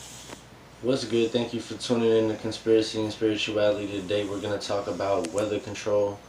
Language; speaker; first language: English; native; English